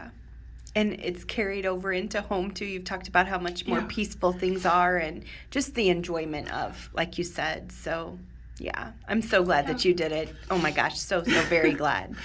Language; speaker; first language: English; native; English